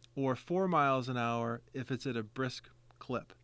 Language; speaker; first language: English; native; English